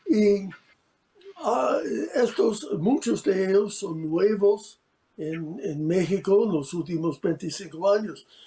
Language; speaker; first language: Spanish; non-native, fluent; English